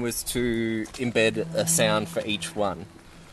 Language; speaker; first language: English; native; English